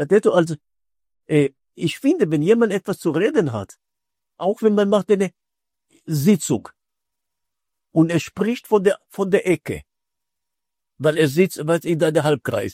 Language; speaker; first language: German; non-native, fluent; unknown